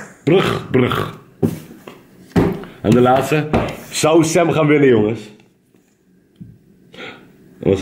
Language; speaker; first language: Dutch; native; Dutch